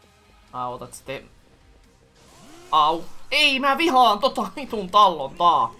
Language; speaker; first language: Finnish; native; Finnish